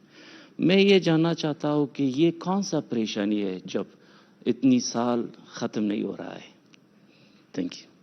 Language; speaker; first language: Hindi; non-native, fluent; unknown